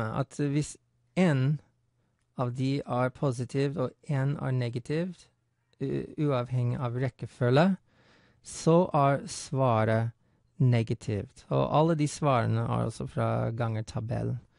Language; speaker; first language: Norwegian; non-native, fluent; English